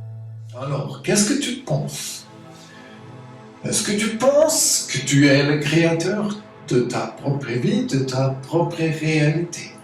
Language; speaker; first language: French; non-native, fluent; German